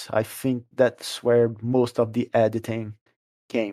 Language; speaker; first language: English; non-native, fluent; Portuguese